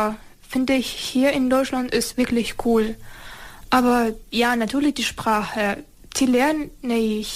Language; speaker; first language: German; non-native, learner; Ukrainian